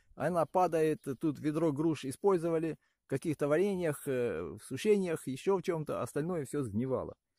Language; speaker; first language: Russian; non-native, local second language; Ukrainian